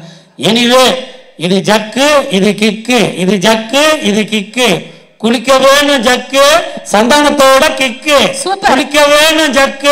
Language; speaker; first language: Tamil; native; Tamil